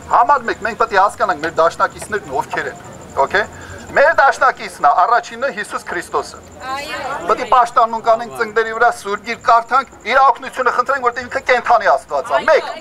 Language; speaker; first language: Armenian; native; Armenian